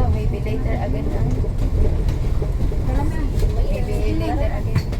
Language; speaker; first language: English; non-native, learner; Filipino